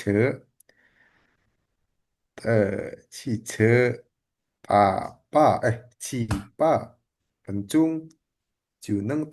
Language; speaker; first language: Chinese; non-native, learner; Indonesian